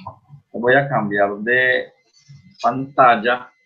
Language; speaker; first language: Spanish; native; Spanish